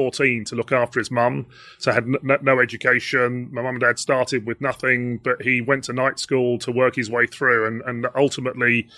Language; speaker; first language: English; native; English